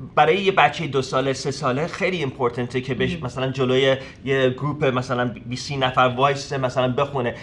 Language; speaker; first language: Persian; early bilingual, heritage; Persian